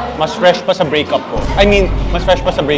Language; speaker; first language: Filipino; native; Filipino